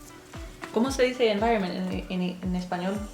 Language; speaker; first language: Spanish; non-native, fluent; English